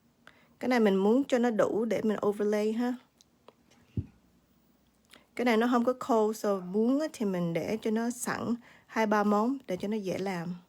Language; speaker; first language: Vietnamese; early bilingual, heritage; Vietnamese